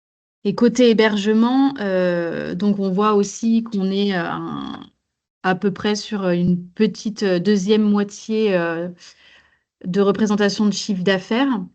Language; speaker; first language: French; native; French